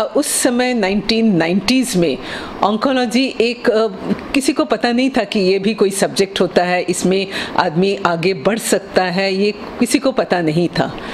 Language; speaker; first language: Hindi; non-native, local second language; Bangla